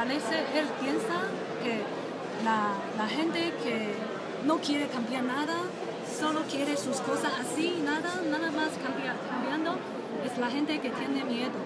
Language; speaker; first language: Spanish; non-native, learner; Chinese